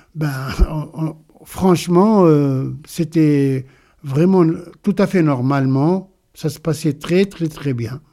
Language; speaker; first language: French; non-native, local second language; Arabic